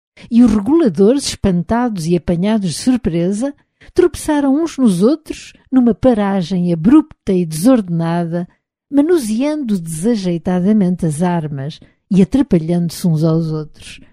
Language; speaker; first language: Portuguese; native; Portuguese